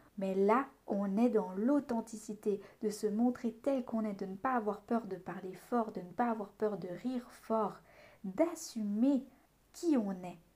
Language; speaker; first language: French; native; French